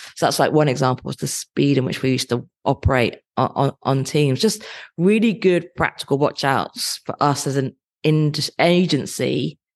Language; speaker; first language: English; native; English